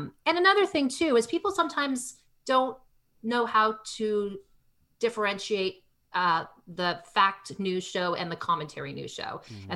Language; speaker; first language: English; native; English